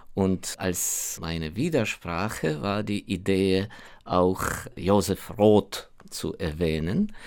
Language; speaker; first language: German; non-native, fluent; Ukrainian